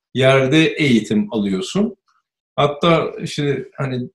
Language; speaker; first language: Turkish; early bilingual, other home language; Spanish